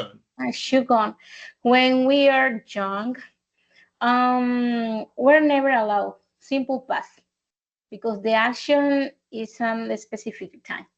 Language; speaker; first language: English; non-native, learner; Spanish